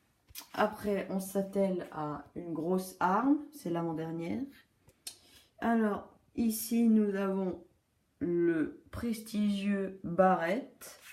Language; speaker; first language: French; native; French